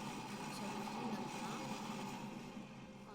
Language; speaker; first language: Welsh; non-native, learner; English